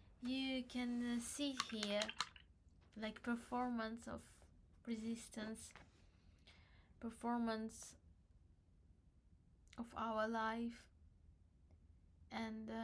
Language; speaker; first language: English; non-native, learner; Crimean Tatar